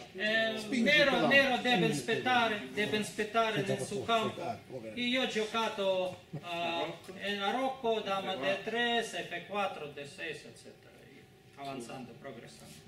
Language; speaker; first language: Italian; non-native, learner; Spanish